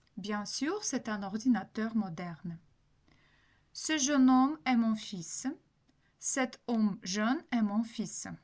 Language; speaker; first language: French; non-native, fluent; Ukrainian